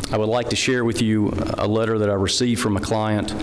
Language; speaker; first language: English; native; English